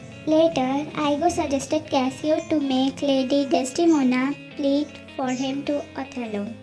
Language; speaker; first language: English; non-native, local second language; Hindi